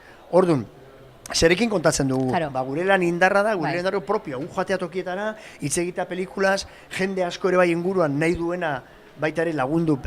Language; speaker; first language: Basque; native; Basque